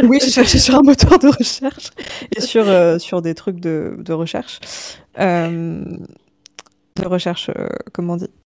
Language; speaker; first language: French; native; French